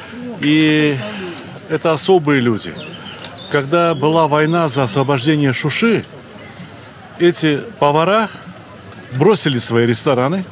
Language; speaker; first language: Russian; native; Russian